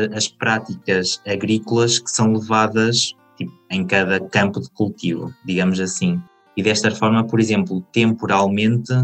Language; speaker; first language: Portuguese; native; Portuguese